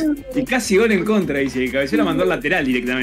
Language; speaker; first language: Spanish; native; Spanish